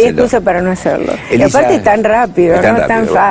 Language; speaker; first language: Spanish; native; Spanish